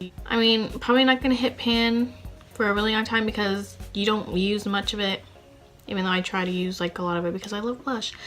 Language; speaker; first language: English; native; English